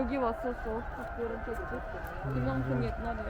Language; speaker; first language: Korean; non-native, learner; Turkish